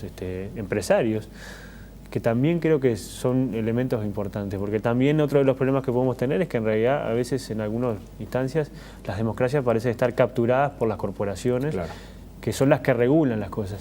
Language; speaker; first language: Spanish; native; Spanish